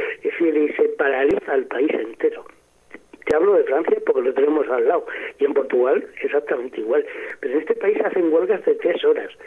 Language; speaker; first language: Spanish; native; Spanish